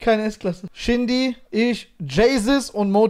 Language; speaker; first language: German; native; German